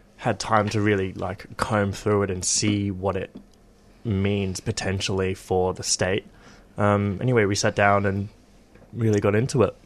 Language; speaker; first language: English; native; English